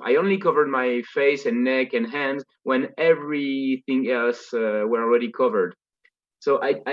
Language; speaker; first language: English; non-native, fluent; French